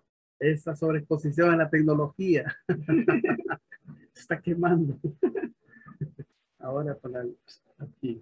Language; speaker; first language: Spanish; native; Spanish